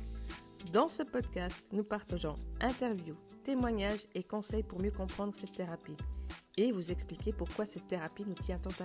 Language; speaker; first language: French; native; French